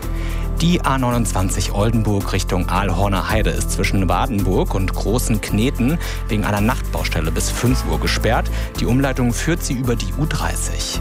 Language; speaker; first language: German; native; German